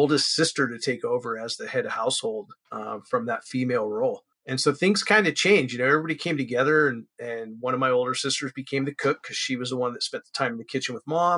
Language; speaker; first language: English; native; English